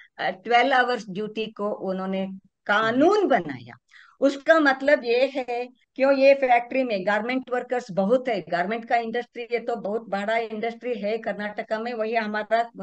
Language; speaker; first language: Hindi; non-native, local second language; Kannada